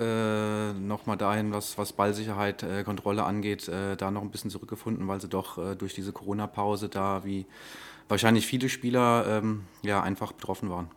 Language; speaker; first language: German; native; German